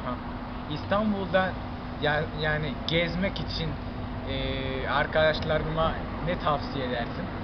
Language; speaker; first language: Turkish; non-native, learner; Chinese